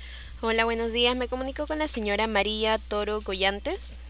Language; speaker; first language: Spanish; native; Spanish